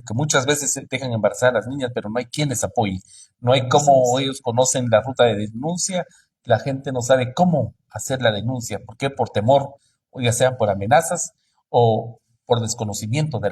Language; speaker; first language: Spanish; native; Spanish